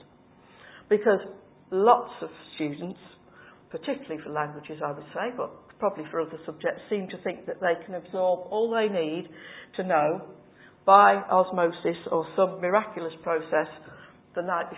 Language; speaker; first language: English; native; English